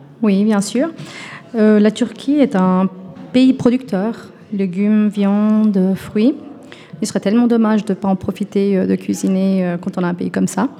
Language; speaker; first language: French; non-native, fluent; Turkish